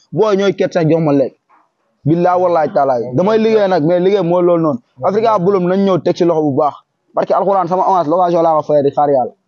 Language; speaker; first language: Wolof; non-native, local second language; Fula